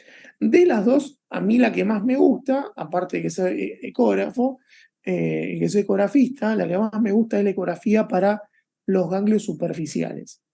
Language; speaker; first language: Spanish; native; Spanish